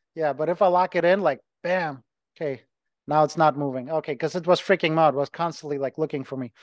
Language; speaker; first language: English; non-native, fluent; Ukrainian